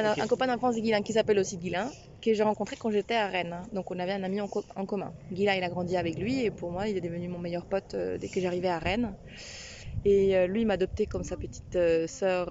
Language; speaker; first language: French; non-native, fluent; Spanish